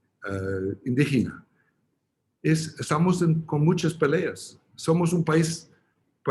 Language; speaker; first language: Spanish; non-native, fluent; English